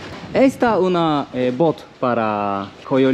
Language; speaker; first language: Spanish; non-native, learner; Turkish